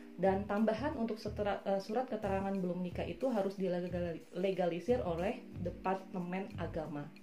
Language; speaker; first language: Indonesian; native; Indonesian